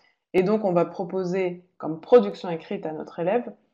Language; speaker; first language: French; native; French